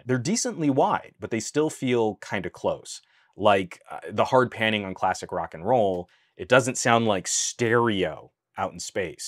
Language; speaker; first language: English; native; English